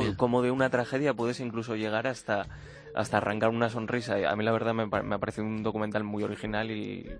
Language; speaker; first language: Spanish; native; Spanish